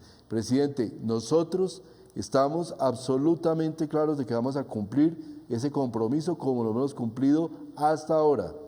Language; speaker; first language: Spanish; native; Spanish